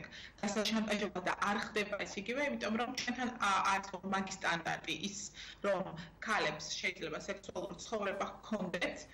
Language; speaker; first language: Georgian; native; Georgian